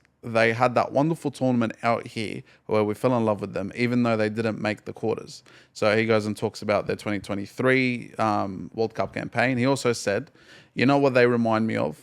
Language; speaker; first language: English; native; English